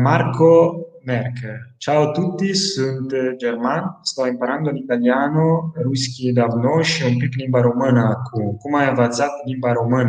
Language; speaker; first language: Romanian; non-native, fluent; Italian